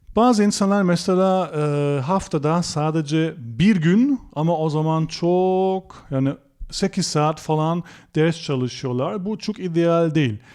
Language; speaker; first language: Turkish; non-native, fluent; German